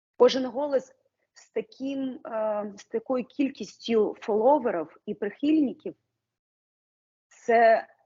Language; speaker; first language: Ukrainian; non-native, local second language; Russian